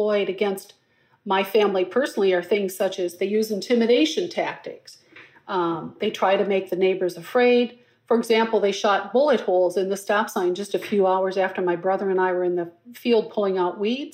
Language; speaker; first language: English; native; English